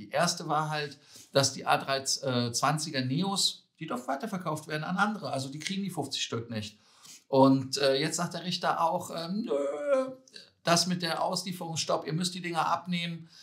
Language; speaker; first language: German; native; German